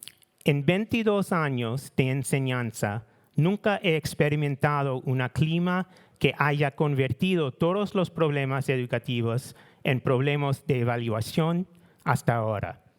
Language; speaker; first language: Spanish; non-native, learner; English